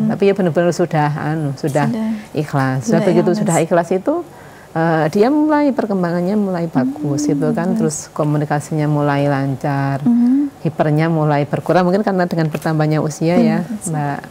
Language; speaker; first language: Indonesian; native; Indonesian